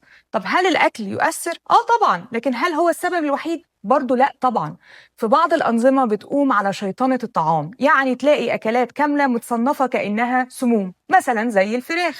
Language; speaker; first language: Arabic; native; Arabic